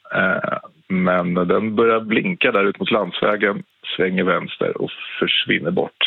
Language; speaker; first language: Swedish; native; Swedish